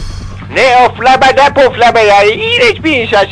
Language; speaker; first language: Turkish; native; Turkish